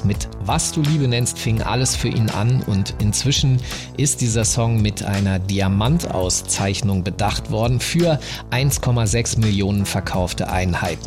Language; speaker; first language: German; native; German